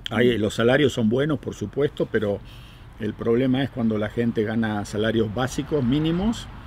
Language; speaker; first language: Spanish; native; Spanish